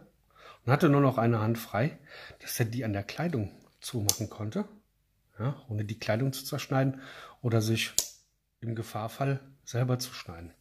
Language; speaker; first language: German; native; German